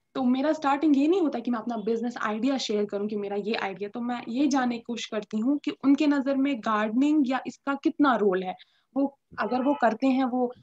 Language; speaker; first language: Hindi; native; Hindi